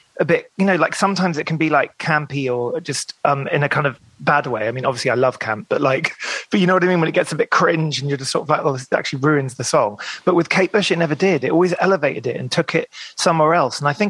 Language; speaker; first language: English; native; English